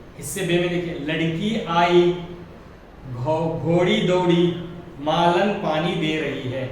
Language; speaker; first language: Urdu; native; Urdu